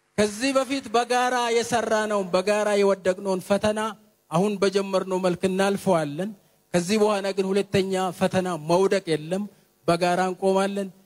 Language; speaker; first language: Amharic; non-native, local second language; Oromo